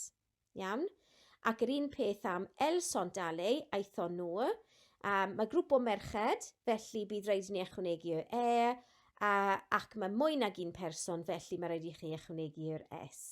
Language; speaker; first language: Welsh; non-native, local second language; English